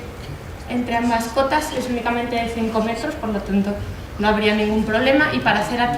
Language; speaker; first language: Spanish; native; Spanish